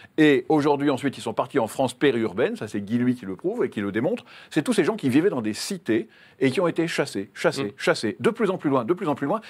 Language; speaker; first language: French; native; French